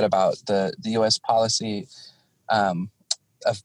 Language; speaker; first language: English; native; English